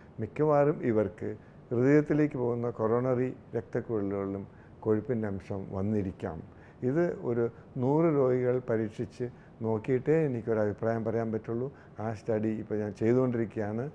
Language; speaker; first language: Malayalam; native; Malayalam